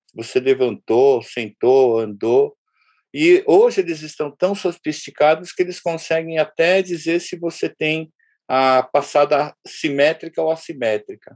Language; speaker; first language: Portuguese; early bilingual, other home language; Japanese